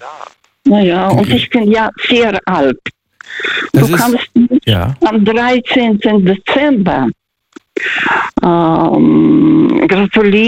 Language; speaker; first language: German; non-native, fluent; Russian